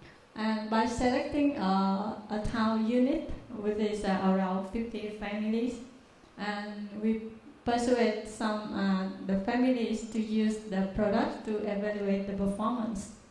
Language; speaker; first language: English; non-native, learner; Vietnamese